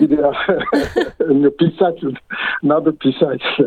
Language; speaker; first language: Russian; non-native, fluent; English